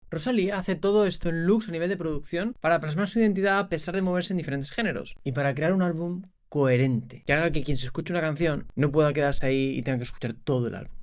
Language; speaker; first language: Spanish; native; Spanish